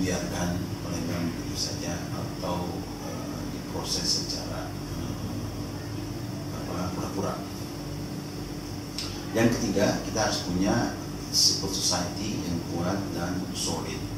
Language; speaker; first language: Indonesian; native; Indonesian